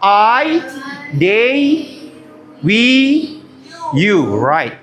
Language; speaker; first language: English; non-native, learner; Indonesian